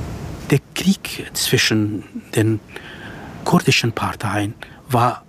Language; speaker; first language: German; non-native, fluent; Central Kurdish